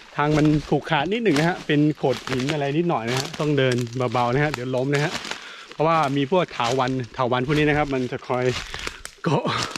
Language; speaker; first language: Thai; non-native, local second language; S'gaw Karen